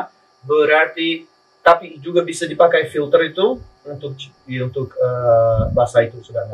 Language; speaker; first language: Indonesian; non-native, learner; Spanish